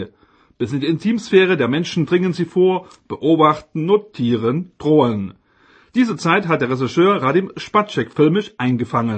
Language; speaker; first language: German; native; German